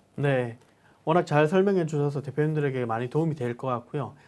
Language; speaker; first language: Korean; native; Korean